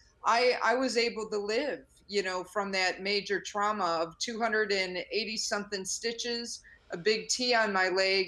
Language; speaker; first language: English; native; English